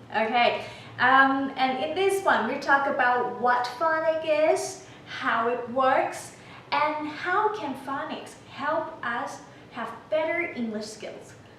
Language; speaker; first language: English; non-native, fluent; Thai